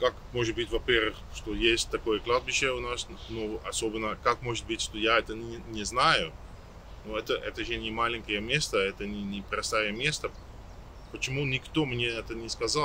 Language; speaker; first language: Russian; non-native, fluent; Dutch